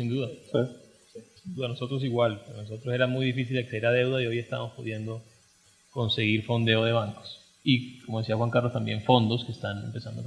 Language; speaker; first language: Spanish; native; Spanish